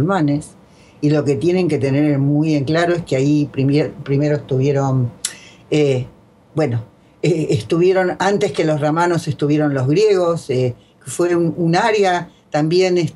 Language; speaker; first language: Spanish; native; Spanish